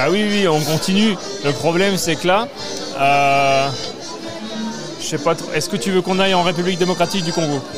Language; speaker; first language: French; native; French